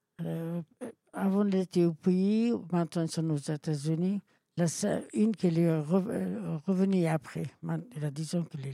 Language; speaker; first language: French; non-native, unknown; Persian